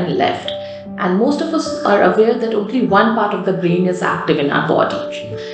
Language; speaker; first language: English; non-native, local second language; Hindi